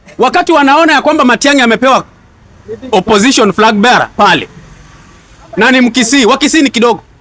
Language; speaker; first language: Swahili; non-native, local second language; Luyia